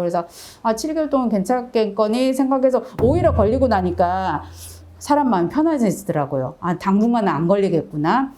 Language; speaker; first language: Korean; native; Korean